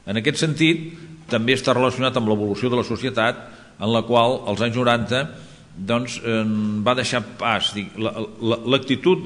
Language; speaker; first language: Catalan; native; Catalan